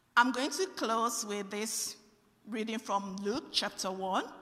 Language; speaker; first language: English; non-native, local second language; Yoruba